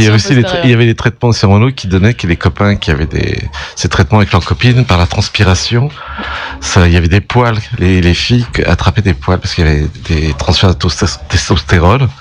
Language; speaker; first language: French; native; French